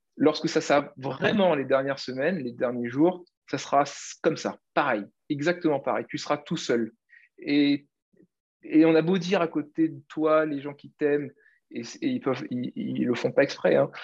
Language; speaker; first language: French; native; French